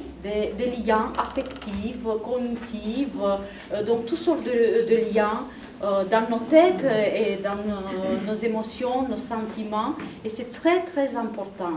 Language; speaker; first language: French; non-native, fluent; Italian